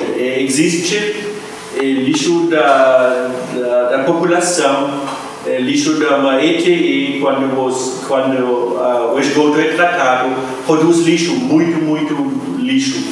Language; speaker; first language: Portuguese; non-native, fluent; German